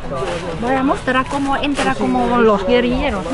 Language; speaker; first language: Spanish; non-native, fluent; Vietnamese